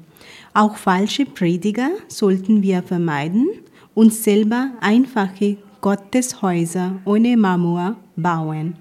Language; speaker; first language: German; non-native, fluent; Punjabi